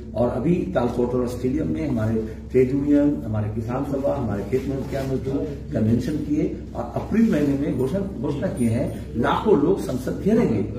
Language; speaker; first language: Hindi; non-native, local second language; Bangla